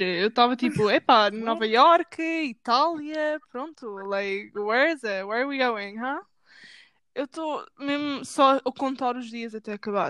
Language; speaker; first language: Portuguese; early bilingual, heritage; Portuguese